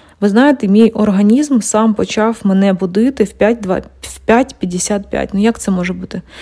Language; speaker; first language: Ukrainian; non-native, local second language; Russian